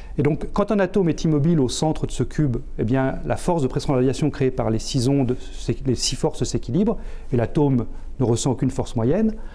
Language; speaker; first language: French; native; French